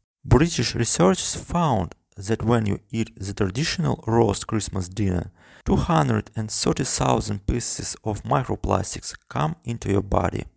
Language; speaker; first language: English; non-native, fluent; Russian